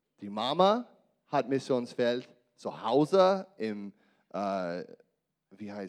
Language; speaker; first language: German; non-native, learner; English